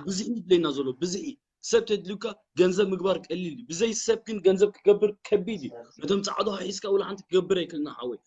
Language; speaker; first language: Tigrinya; early bilingual, heritage; Tigrinya